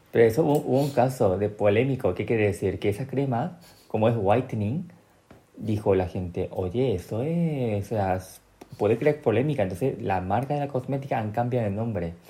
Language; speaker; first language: Spanish; early bilingual, other home language; Korean